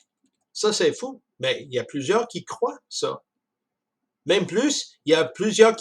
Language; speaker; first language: French; non-native, fluent; English